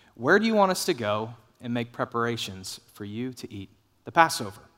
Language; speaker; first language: English; native; English